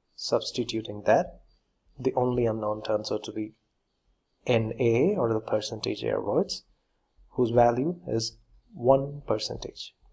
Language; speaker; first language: English; non-native, local second language; Malayalam